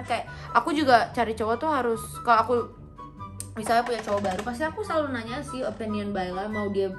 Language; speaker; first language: Indonesian; early bilingual, heritage; Indonesian